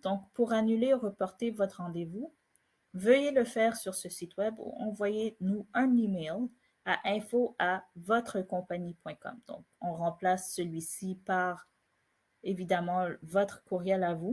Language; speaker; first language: French; native; French